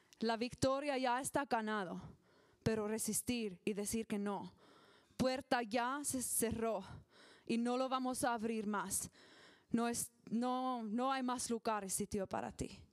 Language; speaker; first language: Spanish; non-native, learner; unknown